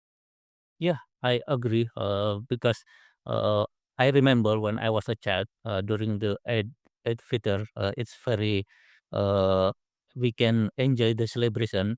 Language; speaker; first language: English; non-native, learner; Indonesian